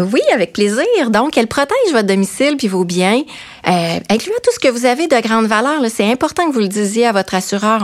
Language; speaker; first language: French; native; French